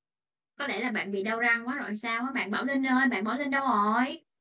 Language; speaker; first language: Vietnamese; native; Vietnamese